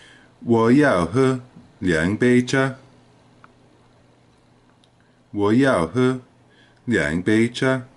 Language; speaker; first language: Chinese; non-native, learner; English